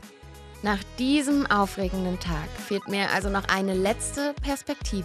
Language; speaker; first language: German; native; German